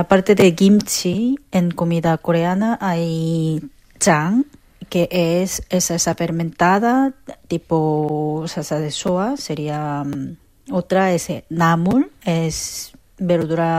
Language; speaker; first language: Spanish; non-native, fluent; Korean